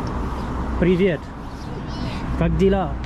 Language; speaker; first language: Russian; non-native, learner; French